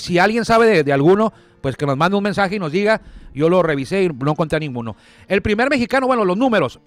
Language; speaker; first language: Spanish; native; Spanish